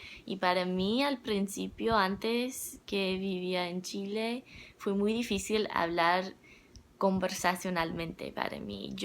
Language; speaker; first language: Spanish; non-native, learner; English